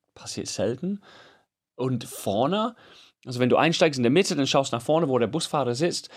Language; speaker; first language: German; non-native, fluent; English